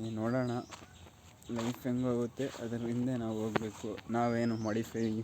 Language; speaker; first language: Kannada; native; Kannada